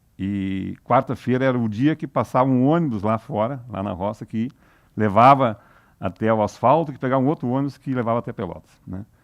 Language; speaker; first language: Portuguese; non-native, local second language; German